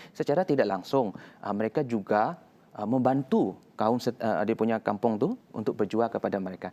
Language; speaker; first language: Malay; non-native, local second language; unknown